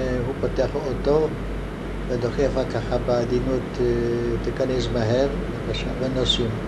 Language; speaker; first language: Hebrew; non-native, fluent; Hungarian